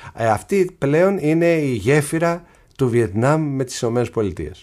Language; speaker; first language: Greek; native; Greek